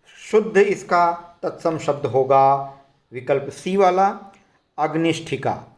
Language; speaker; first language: Hindi; native; Hindi